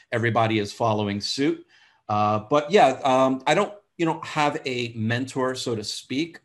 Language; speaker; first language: English; native; English